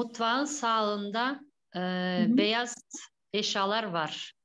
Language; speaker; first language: Turkish; non-native, learner; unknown